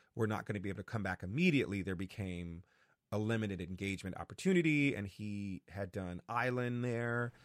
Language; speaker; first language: English; native; English